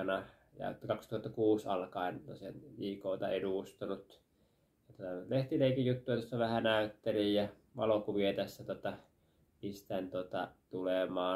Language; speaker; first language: Finnish; native; Finnish